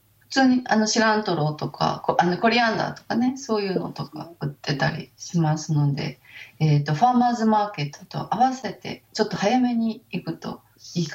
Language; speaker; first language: Japanese; native; Japanese